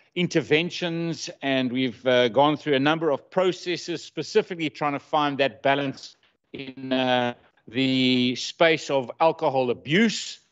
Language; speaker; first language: English; native; English